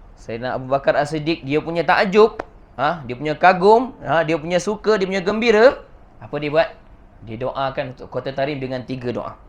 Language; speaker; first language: Malay; native; Malay